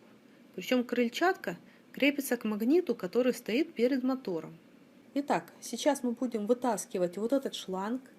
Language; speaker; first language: Russian; native; Russian